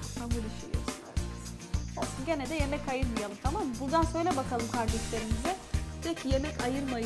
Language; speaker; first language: Turkish; native; Turkish